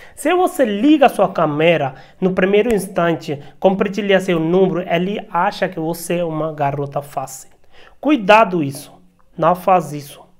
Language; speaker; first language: Portuguese; non-native, learner; Hindi